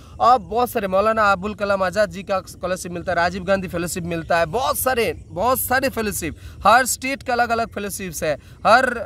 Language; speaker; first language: Hindi; non-native, local second language; Bangla